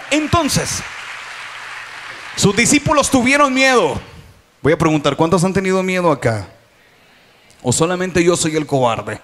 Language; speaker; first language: Spanish; native; Spanish